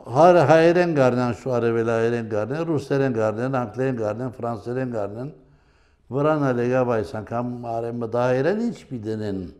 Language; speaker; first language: Armenian; early bilingual, heritage; Armenian